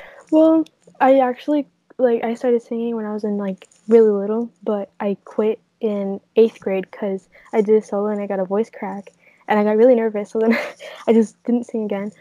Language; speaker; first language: English; native; English